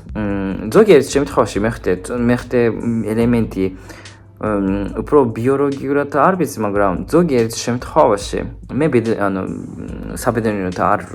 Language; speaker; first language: Georgian; non-native, fluent; Japanese